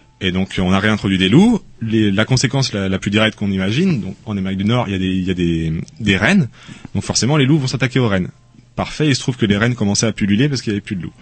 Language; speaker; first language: French; native; French